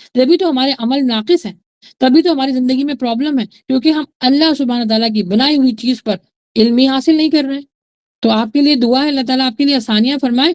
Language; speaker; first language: Urdu; native; Urdu